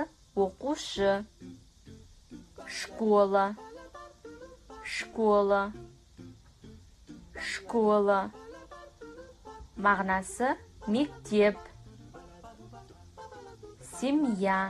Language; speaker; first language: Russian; non-native, fluent; Kazakh